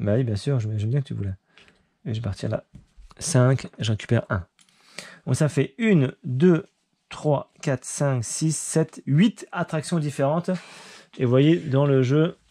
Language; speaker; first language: French; native; French